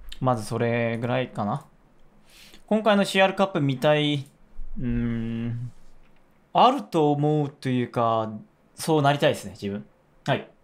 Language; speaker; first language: Japanese; non-native, fluent; Korean